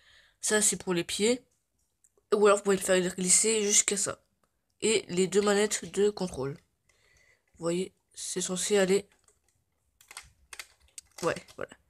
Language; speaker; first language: French; native; French